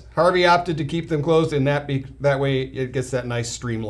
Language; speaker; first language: English; native; English